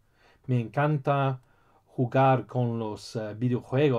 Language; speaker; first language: Spanish; non-native, learner; English